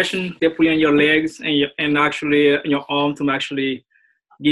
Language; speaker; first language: English; native; English